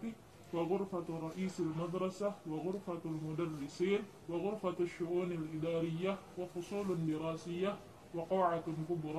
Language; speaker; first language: Arabic; non-native, learner; Indonesian